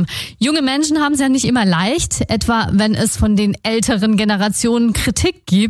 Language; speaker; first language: German; native; German